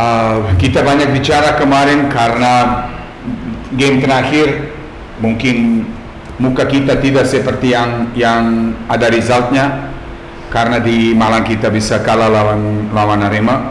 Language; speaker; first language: Indonesian; non-native, fluent; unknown